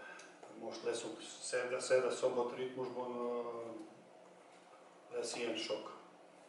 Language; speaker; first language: Hungarian; non-native, learner; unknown